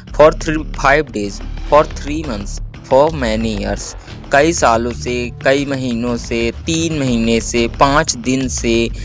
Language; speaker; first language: Hindi; native; Hindi